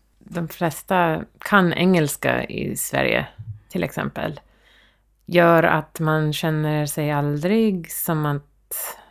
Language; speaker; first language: Swedish; early bilingual, heritage; Swedish